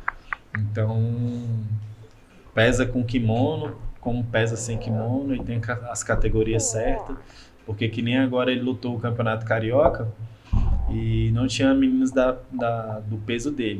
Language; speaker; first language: Portuguese; native; Portuguese